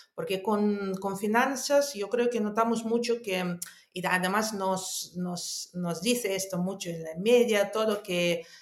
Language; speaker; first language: Spanish; non-native, fluent; Russian